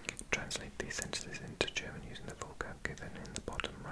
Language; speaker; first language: English; native; English